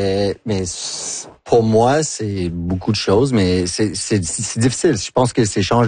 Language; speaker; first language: French; non-native, local second language; English